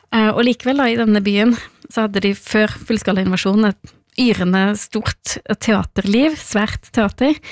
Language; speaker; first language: Norwegian; native; Norwegian